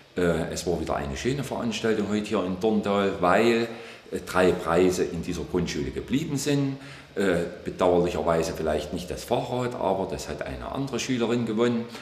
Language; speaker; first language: German; native; German